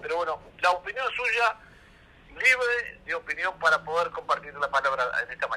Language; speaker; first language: Spanish; native; Spanish